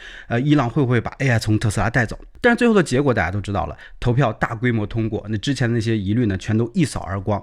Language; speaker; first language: Chinese; native; Chinese